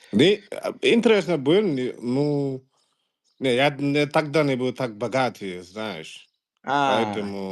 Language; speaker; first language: Russian; non-native, learner; Igbo